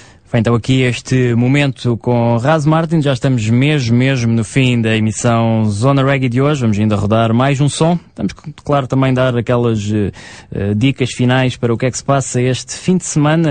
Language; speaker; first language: Portuguese; native; Portuguese